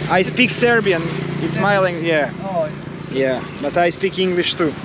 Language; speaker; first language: English; non-native, learner; Serbian